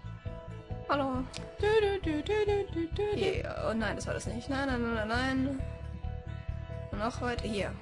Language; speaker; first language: German; native; German